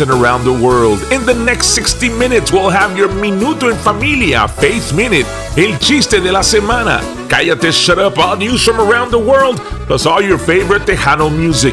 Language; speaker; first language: English; early bilingual, other home language; Spanish